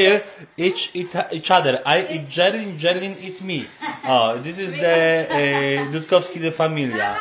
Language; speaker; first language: English; non-native, learner; Polish